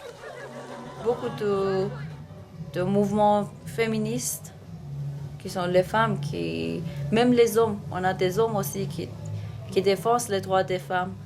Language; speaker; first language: French; non-native, fluent; Persian